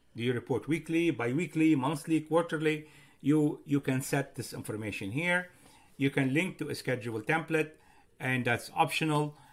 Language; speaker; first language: English; non-native, fluent; Arabic